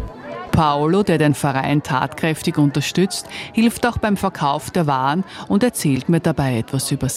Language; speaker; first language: German; native; German